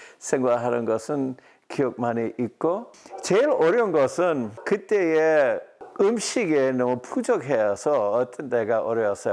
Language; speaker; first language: Korean; non-native, fluent; English